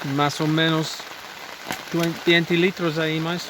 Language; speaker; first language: Spanish; non-native, learner; English